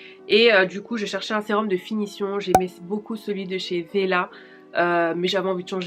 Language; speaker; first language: French; native; French